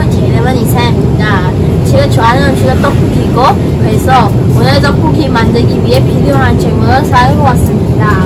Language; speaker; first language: Korean; early bilingual, other home language; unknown